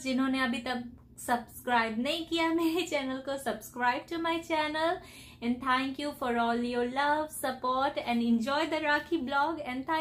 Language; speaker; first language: Hindi; native; Hindi